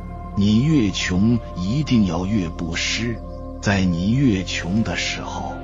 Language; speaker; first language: Chinese; native; Chinese